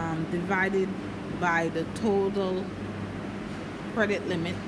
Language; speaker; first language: English; native; English